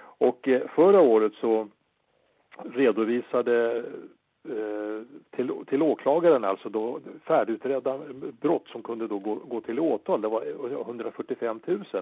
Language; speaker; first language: Swedish; native; Swedish